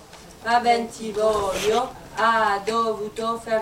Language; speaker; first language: Italian; non-native, fluent; French